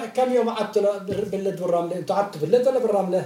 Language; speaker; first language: Swedish; non-native, fluent; Arabic